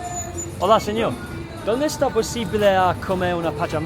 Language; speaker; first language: Spanish; non-native, learner; Italian